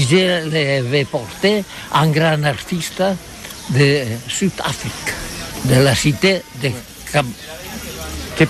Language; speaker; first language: French; non-native, learner; Catalan